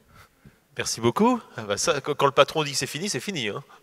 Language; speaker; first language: French; native; French